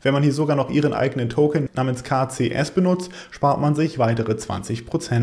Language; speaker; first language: German; native; German